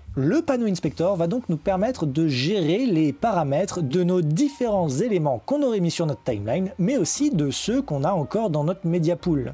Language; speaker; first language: French; native; French